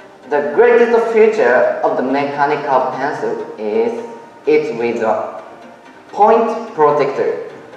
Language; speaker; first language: English; non-native, learner; Japanese